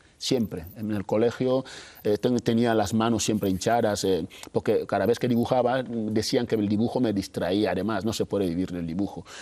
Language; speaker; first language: Spanish; non-native, local second language; Fang